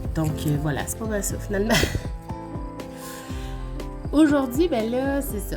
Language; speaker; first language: French; native; French